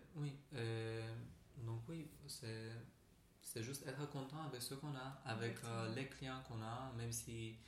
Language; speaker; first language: French; non-native, fluent; Romanian